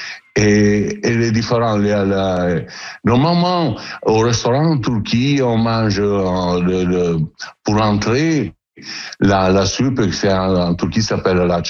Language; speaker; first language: French; non-native, learner; Italian